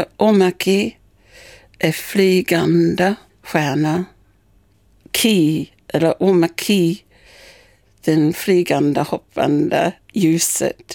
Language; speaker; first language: Swedish; non-native, fluent; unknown